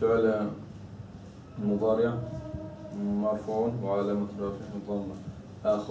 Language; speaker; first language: Arabic; non-native, learner; Chechen